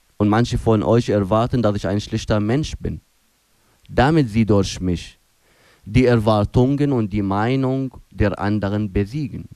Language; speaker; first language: German; non-native, fluent; Arabic